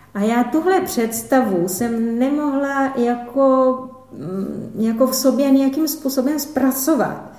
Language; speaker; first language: Czech; non-native, fluent; Portuguese